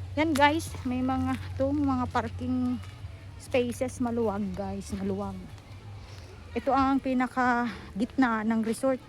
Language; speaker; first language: Filipino; non-native, local second language; Iloko